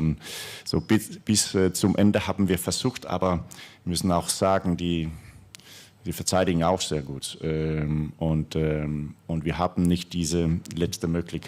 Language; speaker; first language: German; non-native, fluent; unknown